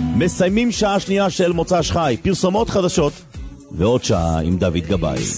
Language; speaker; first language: Hebrew; native; Hebrew